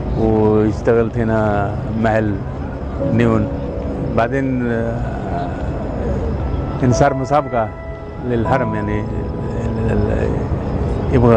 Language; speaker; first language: Arabic; non-native, fluent; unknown